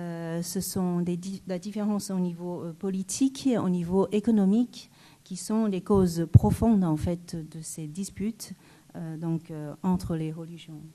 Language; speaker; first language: French; non-native, fluent; Chinese